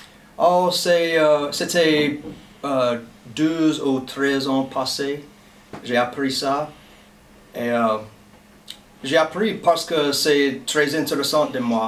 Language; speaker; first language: French; non-native, local second language; English